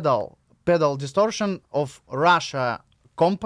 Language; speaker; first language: English; non-native, learner; Russian